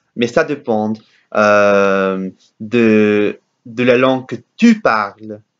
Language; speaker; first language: French; non-native, learner; English